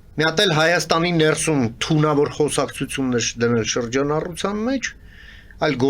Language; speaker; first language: Armenian; native; Armenian